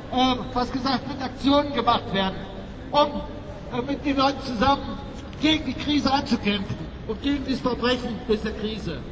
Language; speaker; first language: German; native; German